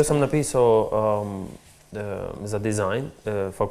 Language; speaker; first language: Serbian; non-native, local second language; Albanian